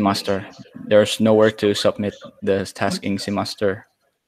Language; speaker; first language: English; non-native, learner; Indonesian